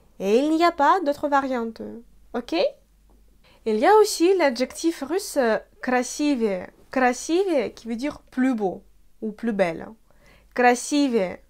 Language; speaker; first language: French; non-native, fluent; Russian